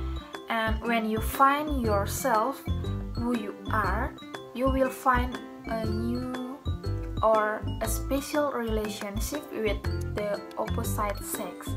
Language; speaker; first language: English; non-native, learner; Indonesian